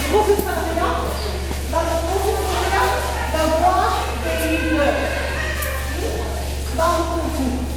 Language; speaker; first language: French; non-native, fluent; Spanish